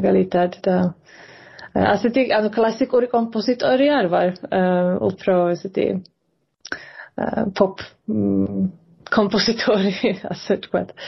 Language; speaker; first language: Georgian; early bilingual, heritage; Swedish